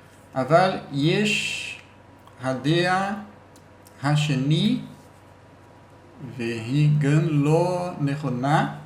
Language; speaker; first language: Hebrew; non-native, learner; Portuguese